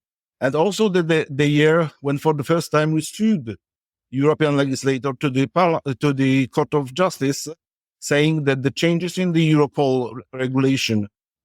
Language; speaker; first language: English; non-native, fluent; Polish